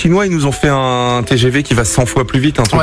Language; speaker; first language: French; native; French